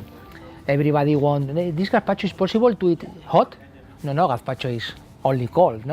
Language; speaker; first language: English; non-native, learner; Spanish